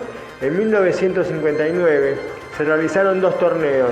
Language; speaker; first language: Spanish; native; Spanish